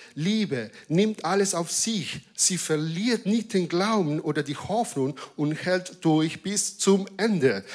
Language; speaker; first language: German; non-native, fluent; Spanish